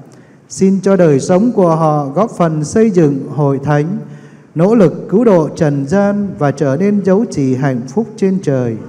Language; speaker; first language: Vietnamese; native; Vietnamese